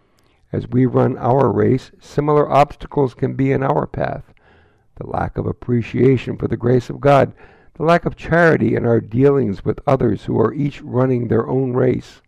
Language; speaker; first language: English; native; English